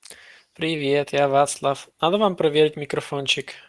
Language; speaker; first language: Russian; non-native, fluent; Czech